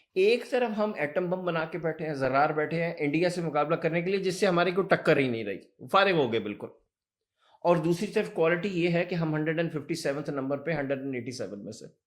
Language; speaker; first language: Urdu; early bilingual, heritage; Urdu